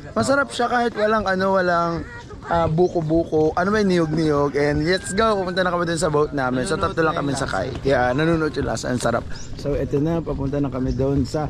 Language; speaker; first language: Filipino; native; Filipino